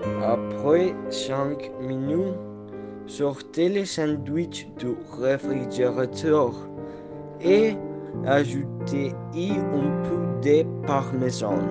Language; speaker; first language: French; non-native, learner; Spanish